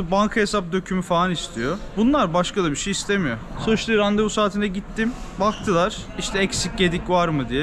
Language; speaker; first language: Turkish; native; Turkish